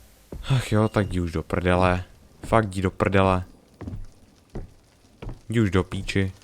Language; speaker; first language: Czech; native; Czech